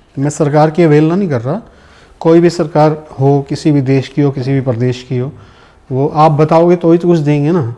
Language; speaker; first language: Hindi; non-native, local second language; Punjabi